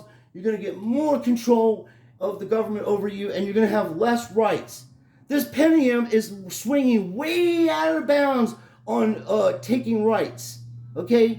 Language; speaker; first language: English; native; English